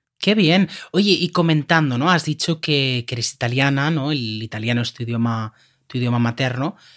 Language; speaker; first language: Spanish; native; Spanish